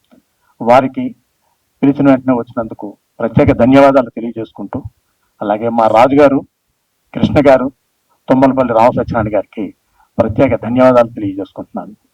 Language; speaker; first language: Telugu; native; Telugu